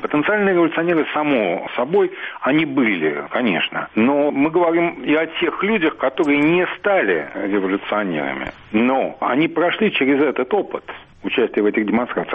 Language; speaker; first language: Russian; native; Russian